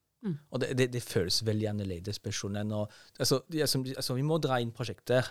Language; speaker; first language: Norwegian; non-native, fluent; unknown